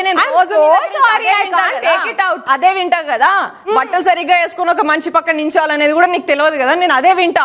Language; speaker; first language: Telugu; native; Telugu